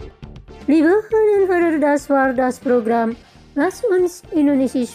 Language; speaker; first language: German; non-native, fluent; Indonesian